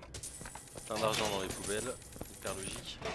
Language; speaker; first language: French; native; French